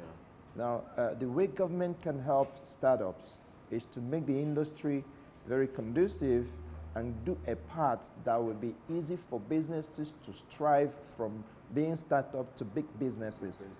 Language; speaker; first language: English; non-native, local second language; Igbo